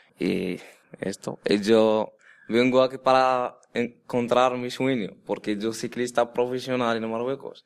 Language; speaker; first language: Spanish; non-native, learner; Arabic